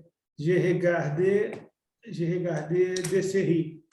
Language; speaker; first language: French; non-native, learner; Portuguese